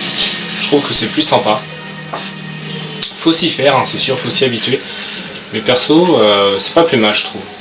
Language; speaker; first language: French; native; French